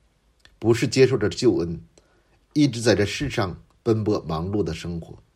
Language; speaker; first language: Chinese; non-native, fluent; Korean